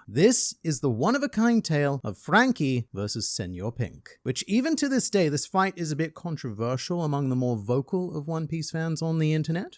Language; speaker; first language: English; native; English